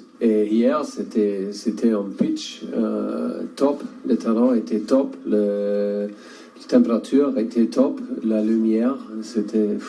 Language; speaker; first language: French; non-native, learner; German